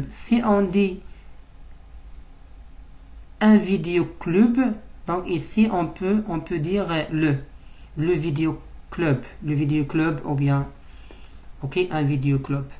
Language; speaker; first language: French; non-native, local second language; Arabic